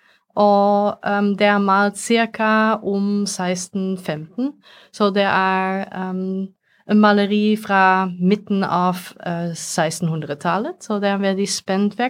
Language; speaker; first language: Norwegian; non-native, fluent; Dutch